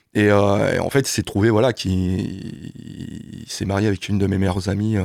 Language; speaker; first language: French; native; French